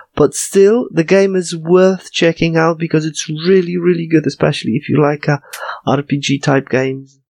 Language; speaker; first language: English; non-native, fluent; Polish